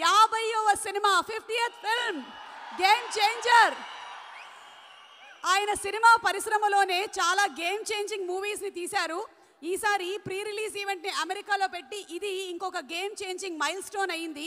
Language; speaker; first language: Telugu; native; Telugu